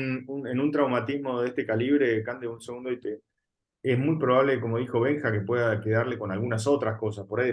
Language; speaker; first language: Spanish; native; Spanish